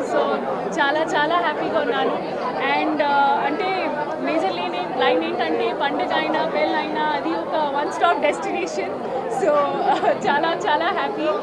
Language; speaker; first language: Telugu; non-native, local second language; Hindi